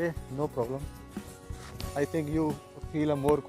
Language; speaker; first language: English; non-native, local second language; Hindi